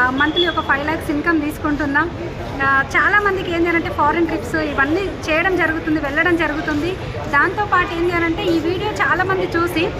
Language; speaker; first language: Telugu; native; Telugu